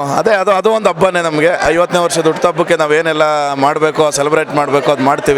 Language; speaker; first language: Kannada; native; Kannada